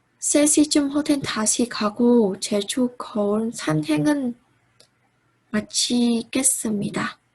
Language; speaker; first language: Korean; non-native, learner; Vietnamese